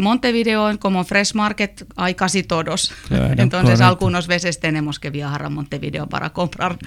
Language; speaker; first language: Spanish; non-native, learner; Finnish